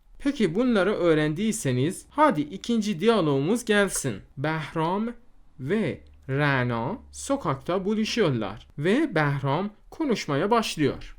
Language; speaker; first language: Turkish; non-native, fluent; Persian